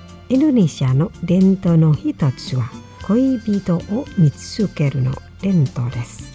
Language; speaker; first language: Japanese; non-native, fluent; Indonesian